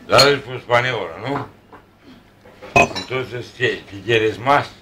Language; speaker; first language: Spanish; non-native, learner; Romanian